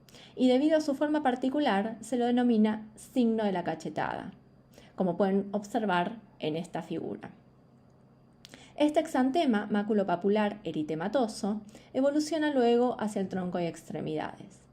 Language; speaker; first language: Spanish; native; Spanish